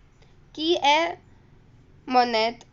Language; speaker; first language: French; non-native, learner; Hindi